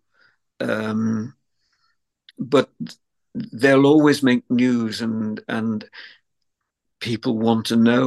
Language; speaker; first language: English; native; English